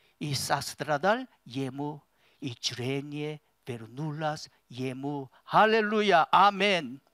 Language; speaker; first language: Russian; non-native, learner; Korean